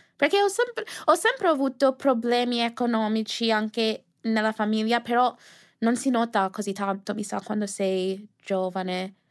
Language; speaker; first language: Italian; non-native, fluent; English